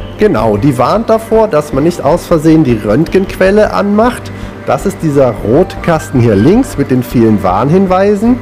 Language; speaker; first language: German; native; German